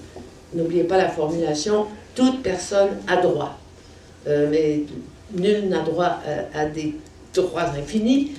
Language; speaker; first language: French; native; French